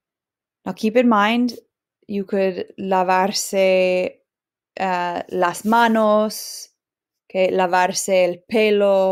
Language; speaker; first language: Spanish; non-native, fluent; English